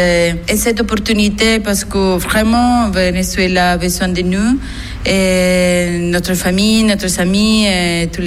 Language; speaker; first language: French; non-native, learner; Spanish